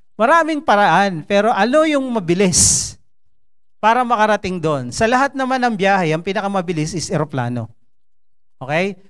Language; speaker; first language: Filipino; non-native, local second language; Cebuano